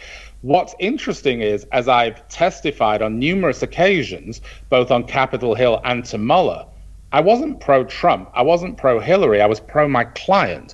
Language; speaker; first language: English; native; English